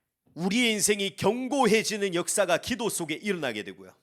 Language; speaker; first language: Korean; native; Korean